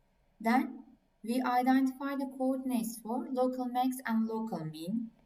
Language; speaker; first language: English; non-native, fluent; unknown